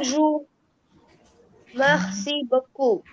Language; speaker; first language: French; non-native, learner; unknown